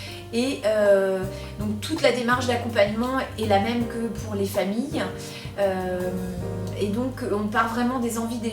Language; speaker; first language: French; native; French